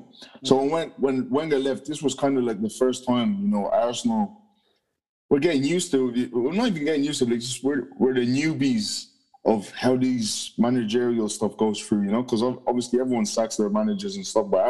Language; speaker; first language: English; native; English